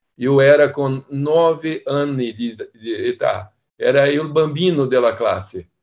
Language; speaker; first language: Italian; non-native, learner; Portuguese